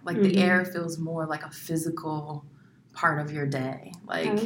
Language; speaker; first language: English; native; English